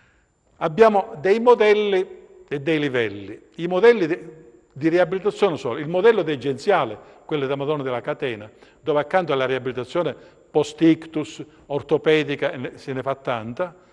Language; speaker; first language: Italian; native; Italian